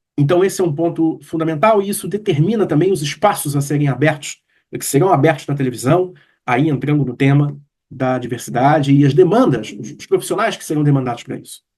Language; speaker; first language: Portuguese; native; Portuguese